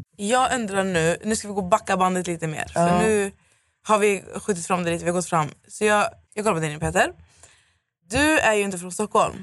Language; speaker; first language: Swedish; native; Swedish